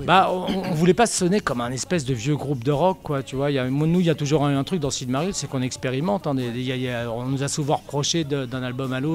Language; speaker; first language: French; native; French